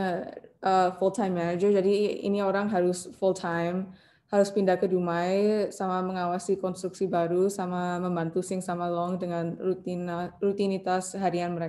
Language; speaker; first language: Indonesian; non-native, learner; English